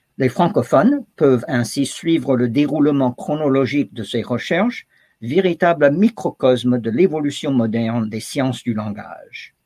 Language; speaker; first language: French; non-native, fluent; English